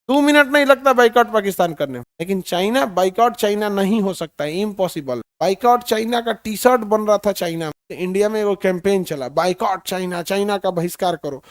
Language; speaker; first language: Hindi; native; Hindi